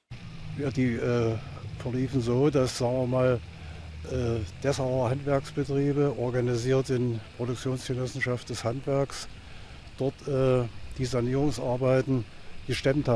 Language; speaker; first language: German; native; German